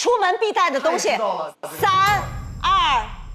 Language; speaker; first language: Chinese; native; Chinese